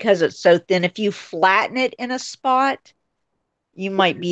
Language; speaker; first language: English; native; English